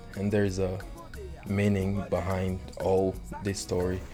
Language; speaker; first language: English; non-native, fluent; Haitian Creole